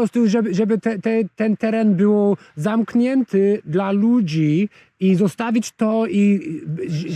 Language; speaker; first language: Polish; non-native, fluent; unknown